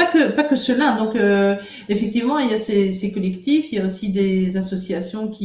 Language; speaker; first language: French; native; French